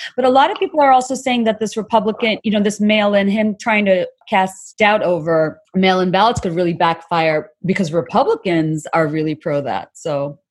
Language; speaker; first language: English; non-native, local second language; Bangla